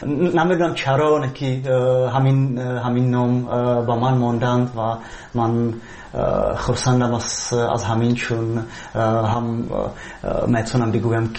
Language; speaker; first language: Persian; non-native, fluent; Czech